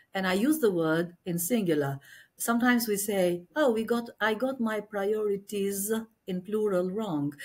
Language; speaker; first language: English; non-native, fluent; Albanian